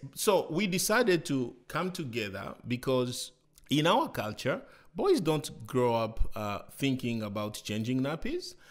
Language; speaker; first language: English; non-native, fluent; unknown